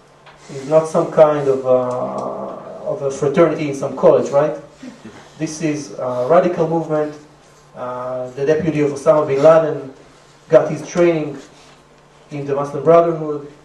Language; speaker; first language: English; non-native, fluent; Hebrew